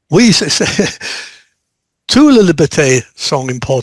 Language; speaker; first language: French; non-native, learner; English